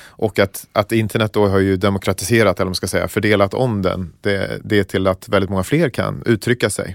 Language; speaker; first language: Swedish; native; Swedish